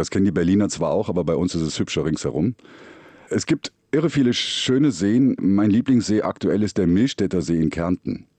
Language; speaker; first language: German; native; German